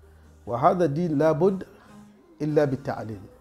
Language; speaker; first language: Arabic; non-native, fluent; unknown